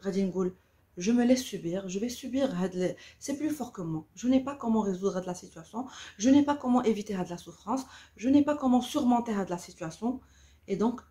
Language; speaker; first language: French; non-native, local second language; Arabic